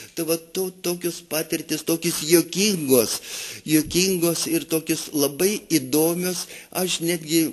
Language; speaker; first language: Lithuanian; native; Lithuanian